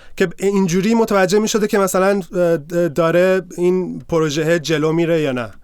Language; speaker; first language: Persian; native; Persian